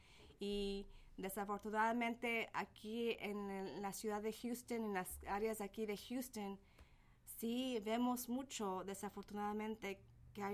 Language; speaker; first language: Spanish; early bilingual, heritage; Spanish